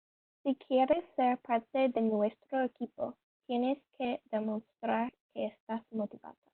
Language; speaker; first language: Spanish; non-native, learner; English